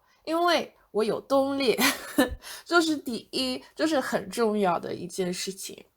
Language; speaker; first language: Chinese; non-native, fluent; English